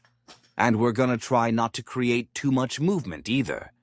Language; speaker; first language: English; native; English